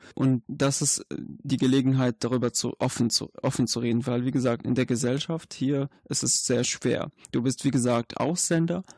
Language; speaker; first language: German; non-native, fluent; Arabic